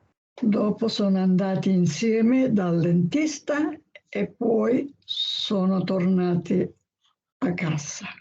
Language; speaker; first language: Italian; non-native, learner; Spanish